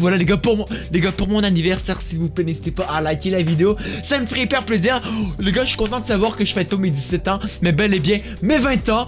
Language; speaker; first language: French; native; French